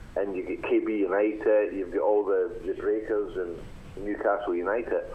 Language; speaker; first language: English; native; English